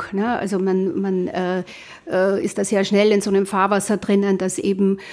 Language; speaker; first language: German; native; German